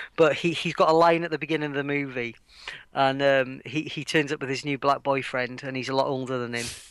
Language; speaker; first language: English; native; English